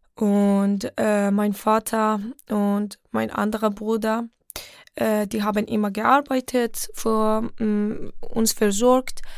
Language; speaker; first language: German; non-native, fluent; Persian